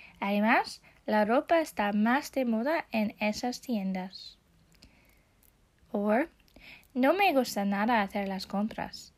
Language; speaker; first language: Spanish; non-native, fluent; English